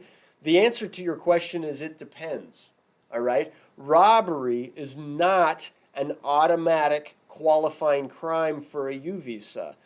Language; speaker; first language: English; native; English